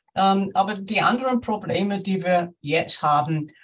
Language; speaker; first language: German; non-native, fluent; English